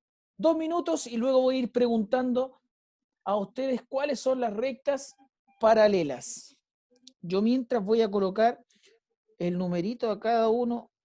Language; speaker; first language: Spanish; native; Spanish